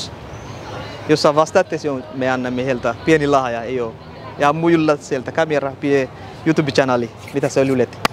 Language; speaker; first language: Finnish; non-native, learner; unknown